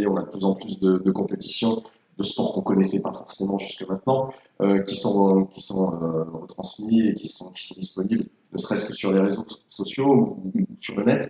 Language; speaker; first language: French; native; French